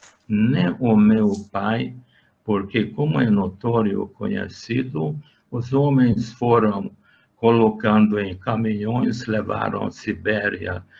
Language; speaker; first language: Portuguese; non-native, fluent; Hungarian